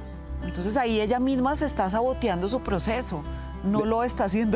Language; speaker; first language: Spanish; native; Spanish